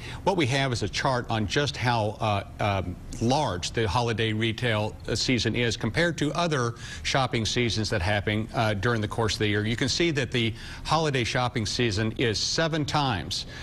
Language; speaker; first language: English; native; English